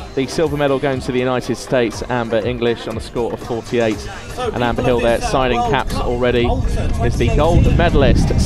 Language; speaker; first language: English; native; English